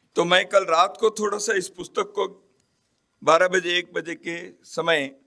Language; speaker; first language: Hindi; non-native, local second language; Kannada